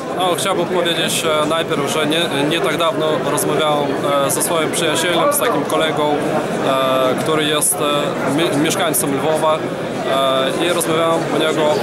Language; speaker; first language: Polish; non-native, fluent; Ukrainian